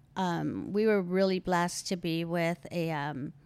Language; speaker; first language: English; early bilingual, other home language; Filipino